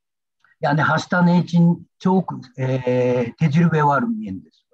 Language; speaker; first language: Turkish; non-native, learner; Japanese